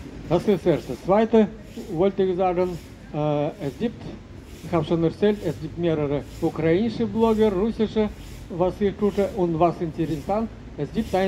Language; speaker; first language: German; non-native, learner; Russian